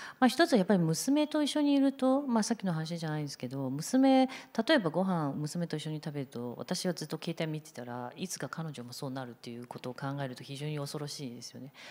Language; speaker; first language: Japanese; non-native, fluent; Chinese